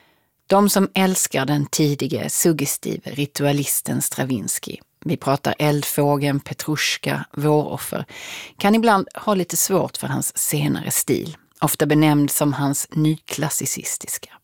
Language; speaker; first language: Swedish; native; Swedish